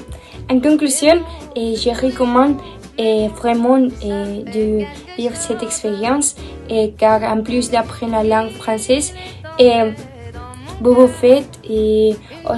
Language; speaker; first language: French; non-native, learner; Spanish